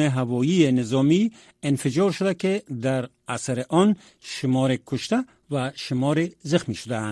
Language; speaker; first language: Persian; native; Persian